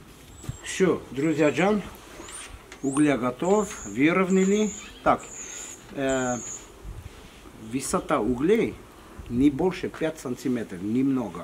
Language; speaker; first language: Russian; non-native, fluent; Armenian